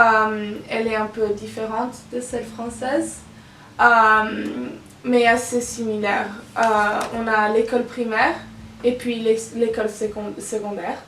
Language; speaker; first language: French; non-native, local second language; Italian